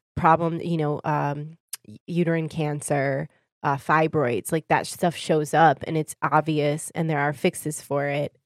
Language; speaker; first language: English; native; English